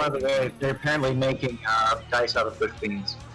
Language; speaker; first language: English; native; English